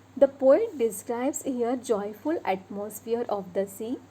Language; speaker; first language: English; non-native, local second language; Marathi